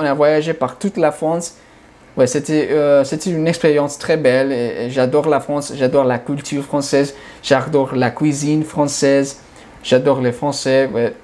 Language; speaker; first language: French; non-native, fluent; English